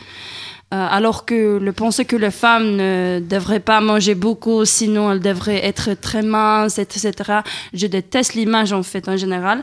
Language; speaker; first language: French; non-native, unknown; Swedish